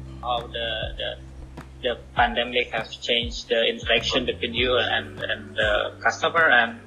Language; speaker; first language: English; non-native, learner; Indonesian